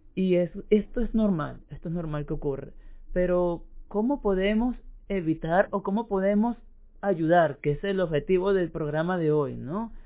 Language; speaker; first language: Spanish; native; Spanish